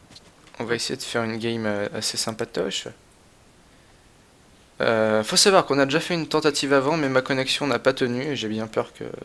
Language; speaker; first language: French; native; French